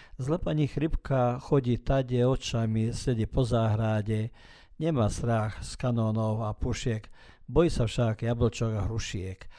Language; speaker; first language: Slovak; early bilingual, heritage; Slovak